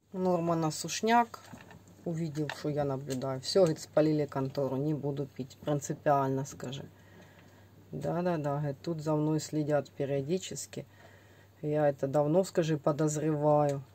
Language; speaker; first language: Russian; native; Russian